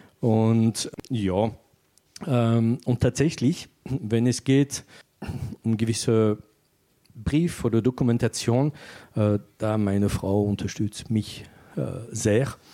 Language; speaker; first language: German; non-native, fluent; French